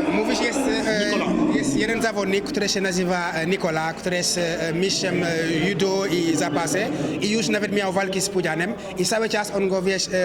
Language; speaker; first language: Polish; non-native, learner; Wolof